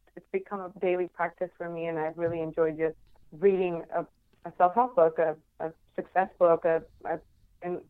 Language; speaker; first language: English; non-native, fluent; Spanish